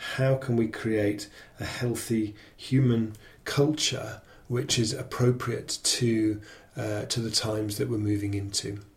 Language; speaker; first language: English; native; English